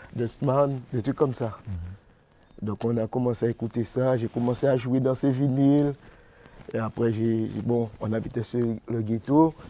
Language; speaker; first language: French; native; French